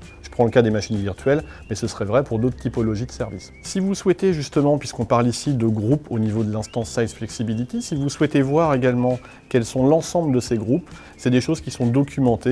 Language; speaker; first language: French; native; French